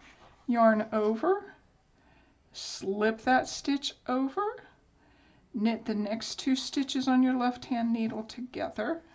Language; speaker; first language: English; native; English